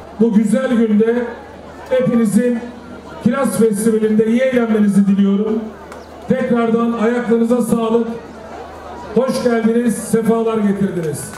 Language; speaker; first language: Turkish; native; Turkish